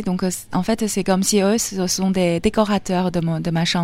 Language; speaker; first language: French; non-native, fluent; Chinese